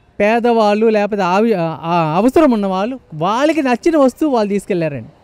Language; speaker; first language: Telugu; non-native, local second language; Malayalam